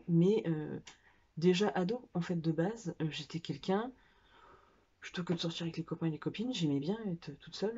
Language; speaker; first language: French; native; French